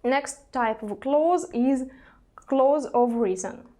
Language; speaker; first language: English; non-native, fluent; Russian